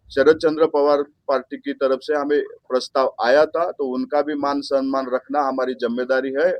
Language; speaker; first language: Hindi; non-native, local second language; Marathi